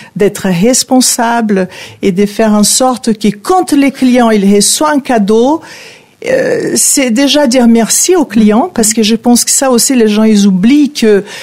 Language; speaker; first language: French; non-native, fluent; Portuguese